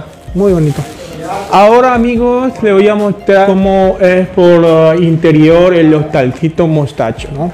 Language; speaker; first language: Spanish; non-native, fluent; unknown